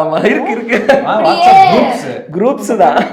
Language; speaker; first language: Tamil; native; Tamil